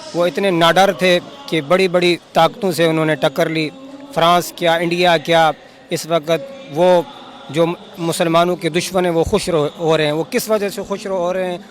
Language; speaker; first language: Urdu; non-native, local second language; Pahari-Potwari